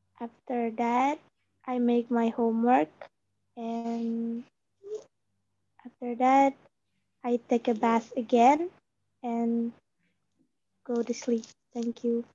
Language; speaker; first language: English; non-native, learner; Indonesian